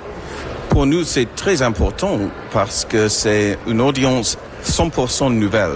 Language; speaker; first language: French; non-native, fluent; English